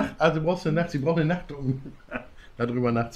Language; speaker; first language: German; native; German